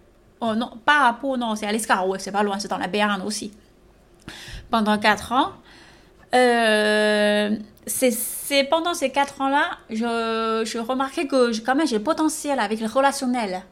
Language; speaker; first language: French; non-native, fluent; Chinese